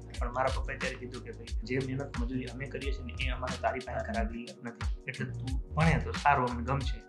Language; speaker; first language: Gujarati; non-native, local second language; Kachhi